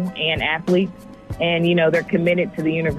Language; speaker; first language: English; native; English